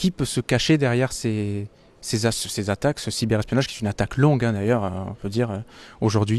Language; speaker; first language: French; native; French